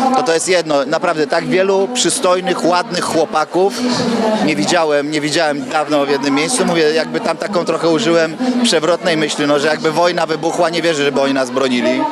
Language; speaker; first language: Polish; native; Polish